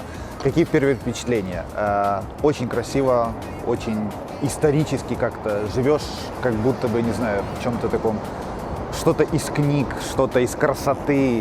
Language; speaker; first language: Russian; native; Russian